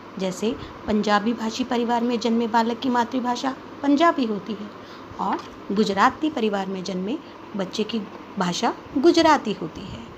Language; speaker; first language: Hindi; native; Hindi